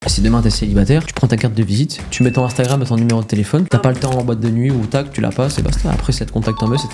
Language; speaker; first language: French; native; French